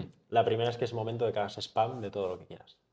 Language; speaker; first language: Spanish; native; Spanish